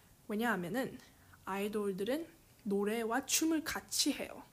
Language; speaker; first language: Korean; early bilingual, heritage; Korean